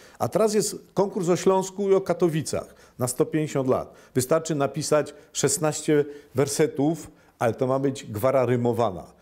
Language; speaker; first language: Polish; native; Polish